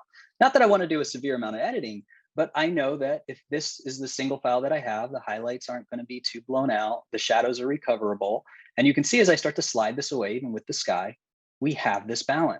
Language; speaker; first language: English; native; English